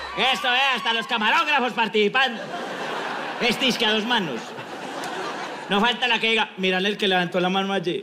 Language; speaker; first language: Spanish; native; Spanish